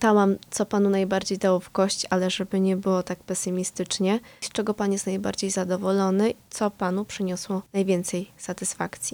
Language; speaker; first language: Polish; native; Polish